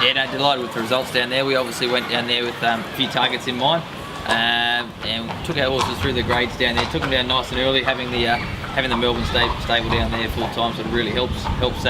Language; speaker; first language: English; native; English